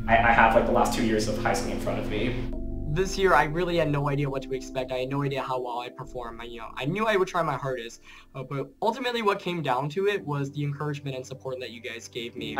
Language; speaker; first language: English; native; English